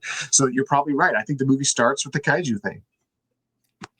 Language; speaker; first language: English; native; English